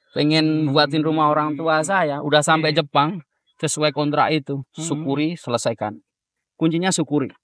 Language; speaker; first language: Indonesian; native; Indonesian